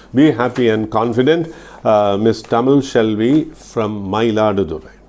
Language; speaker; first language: English; non-native, local second language; Malayalam